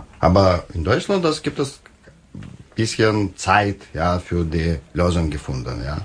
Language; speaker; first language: German; non-native, learner; Russian